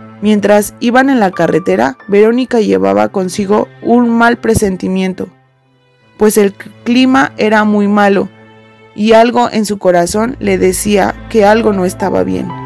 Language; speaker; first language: Spanish; native; Spanish